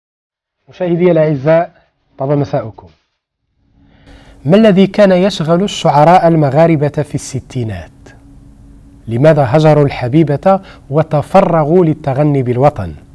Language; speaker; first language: Arabic; native; Arabic